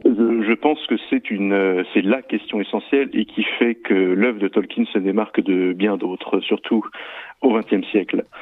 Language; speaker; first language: French; native; French